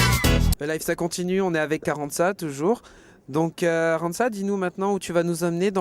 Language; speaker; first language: French; native; French